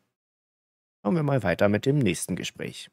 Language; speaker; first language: German; native; German